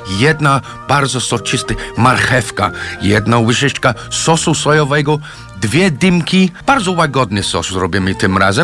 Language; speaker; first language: Polish; non-native, learner; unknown